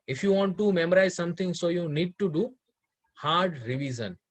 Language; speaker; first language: English; non-native, local second language; Gujarati